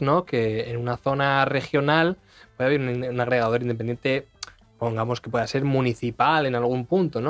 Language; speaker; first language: Spanish; native; Spanish